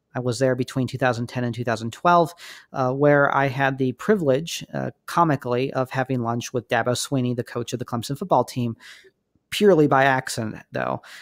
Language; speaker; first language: English; native; English